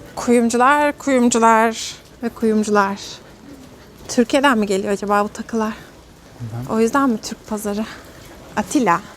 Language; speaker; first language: Turkish; native; Turkish